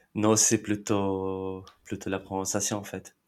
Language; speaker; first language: French; non-native, fluent; Marathi